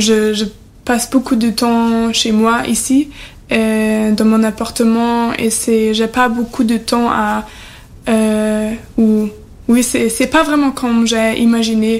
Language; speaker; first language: French; non-native, fluent; German